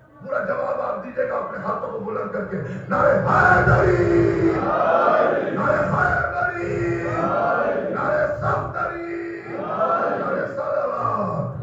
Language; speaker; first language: Urdu; native; Urdu